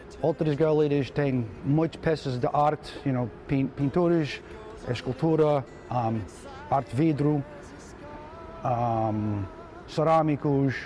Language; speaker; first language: Portuguese; non-native, learner; English